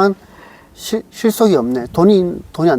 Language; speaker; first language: Korean; native; Korean